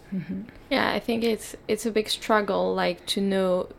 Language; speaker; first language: English; non-native, fluent; French